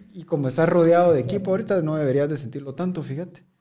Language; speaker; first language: Spanish; native; Spanish